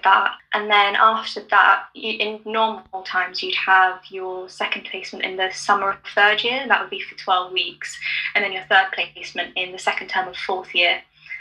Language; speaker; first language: English; native; English